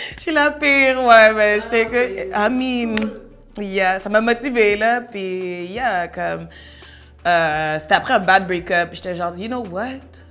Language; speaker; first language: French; early bilingual, other home language; Bambara